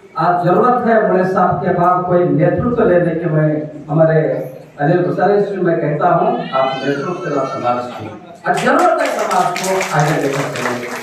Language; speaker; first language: Hindi; non-native, local second language; Marathi